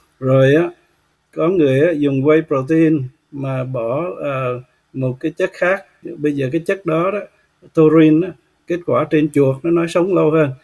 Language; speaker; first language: Vietnamese; native; Vietnamese